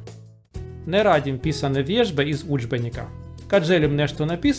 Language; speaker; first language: Croatian; non-native, learner; Russian